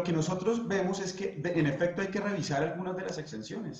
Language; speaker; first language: Spanish; native; Spanish